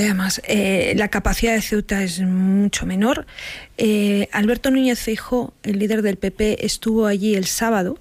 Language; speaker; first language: Spanish; native; Spanish